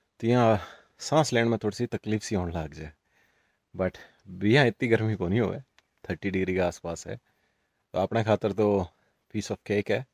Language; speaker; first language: Hindi; native; Hindi